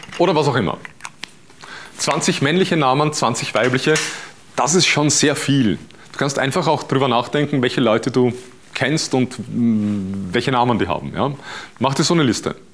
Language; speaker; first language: German; native; German